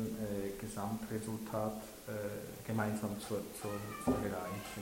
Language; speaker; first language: German; non-native, local second language; French